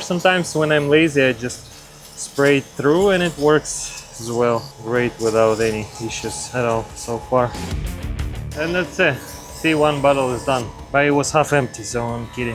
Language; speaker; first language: English; non-native, fluent; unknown